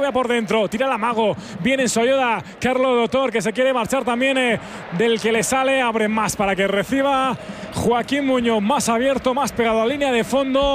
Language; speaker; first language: Spanish; native; Spanish